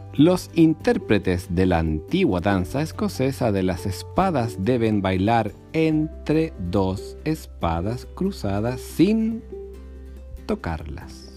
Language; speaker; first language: Spanish; native; Spanish